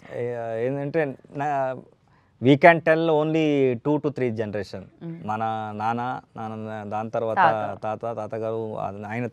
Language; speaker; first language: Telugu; non-native, learner; Kannada